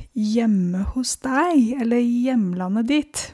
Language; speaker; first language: Norwegian; non-native, fluent; Romanian